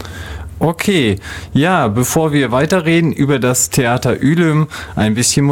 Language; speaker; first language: German; native; German